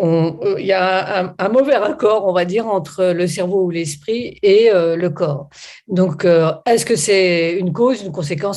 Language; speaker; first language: French; native; French